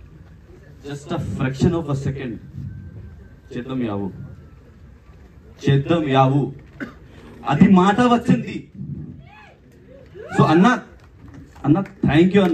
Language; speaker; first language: Telugu; non-native, learner; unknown